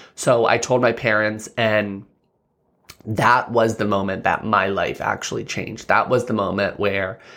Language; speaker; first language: English; native; English